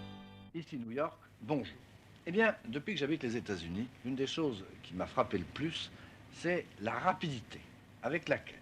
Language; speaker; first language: French; native; French